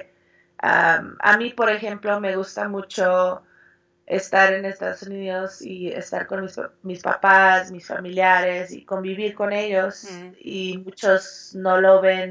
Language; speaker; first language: Spanish; early bilingual, heritage; Spanish